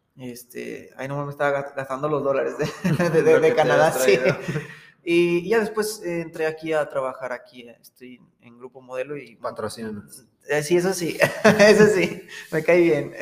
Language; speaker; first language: Spanish; native; Spanish